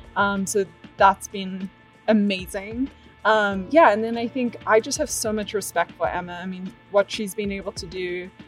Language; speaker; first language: English; native; English